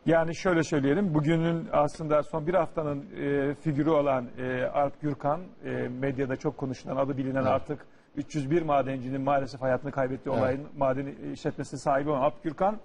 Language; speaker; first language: Turkish; native; Turkish